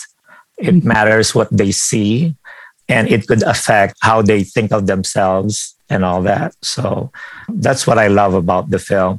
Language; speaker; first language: English; non-native, local second language; Filipino